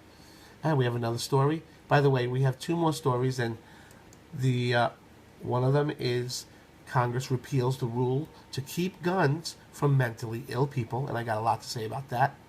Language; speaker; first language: English; native; English